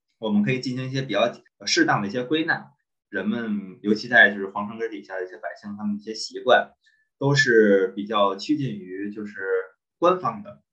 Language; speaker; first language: Chinese; native; Chinese